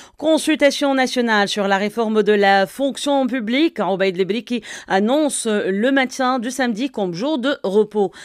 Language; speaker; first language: French; non-native, local second language; Arabic